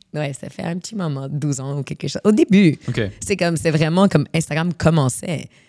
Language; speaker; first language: French; native; French